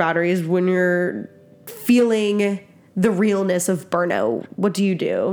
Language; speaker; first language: English; native; English